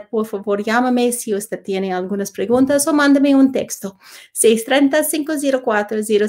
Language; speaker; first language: Spanish; non-native, learner; English